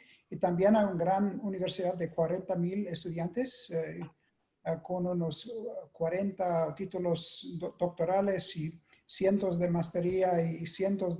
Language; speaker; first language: Spanish; non-native, fluent; English